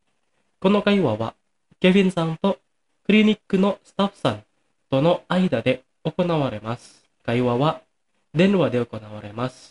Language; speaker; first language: Japanese; non-native, fluent; Indonesian